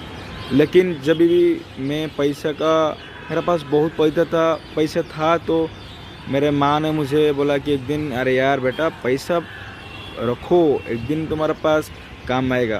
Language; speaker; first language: Hindi; non-native, local second language; Odia